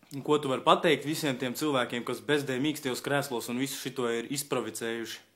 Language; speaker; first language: Latvian; native; Latvian